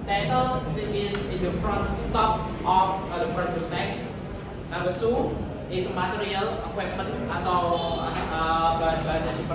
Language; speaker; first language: English; non-native, learner; Indonesian